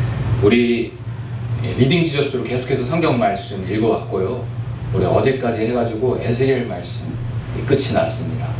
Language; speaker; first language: Korean; native; Korean